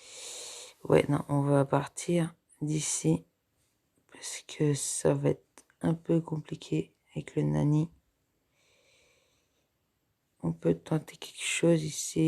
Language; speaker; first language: French; native; French